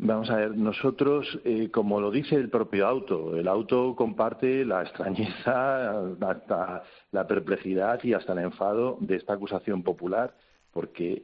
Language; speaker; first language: Spanish; native; Spanish